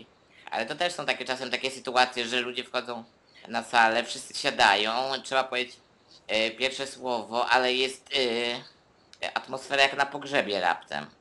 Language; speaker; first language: Polish; native; Polish